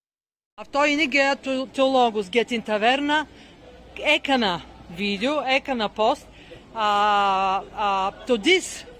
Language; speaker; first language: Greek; non-native, learner; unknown